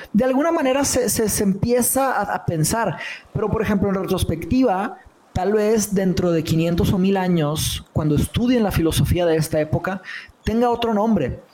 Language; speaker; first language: Spanish; early bilingual, other home language; Portuguese